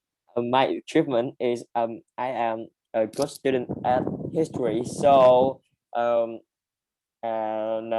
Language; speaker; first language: English; non-native, learner; Vietnamese